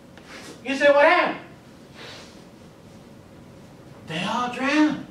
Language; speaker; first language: English; native; English